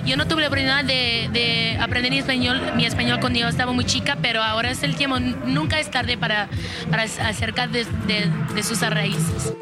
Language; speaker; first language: Spanish; early bilingual, heritage; Spanish